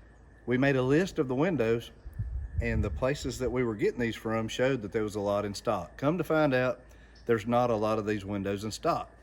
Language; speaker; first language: English; native; English